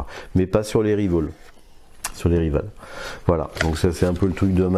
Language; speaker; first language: French; native; French